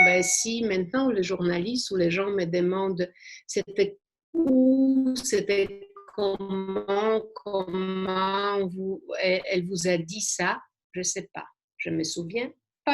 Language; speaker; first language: French; non-native, fluent; Polish